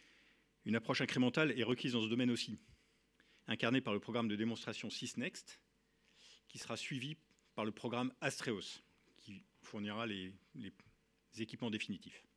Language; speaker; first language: French; native; French